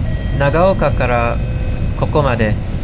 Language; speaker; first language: Japanese; non-native, fluent; English